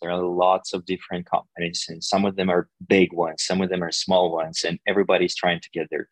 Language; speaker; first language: English; non-native, fluent; Russian